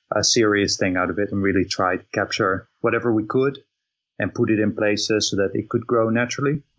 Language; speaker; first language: English; non-native, fluent; Dutch